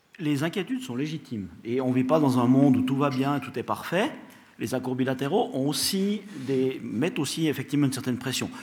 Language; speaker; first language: French; native; French